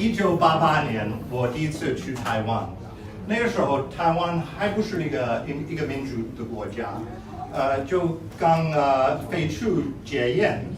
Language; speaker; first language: Chinese; non-native, fluent; English